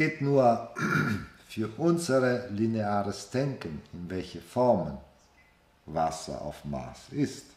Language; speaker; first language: German; non-native, fluent; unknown